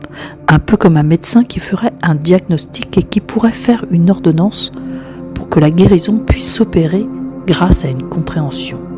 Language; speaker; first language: French; native; French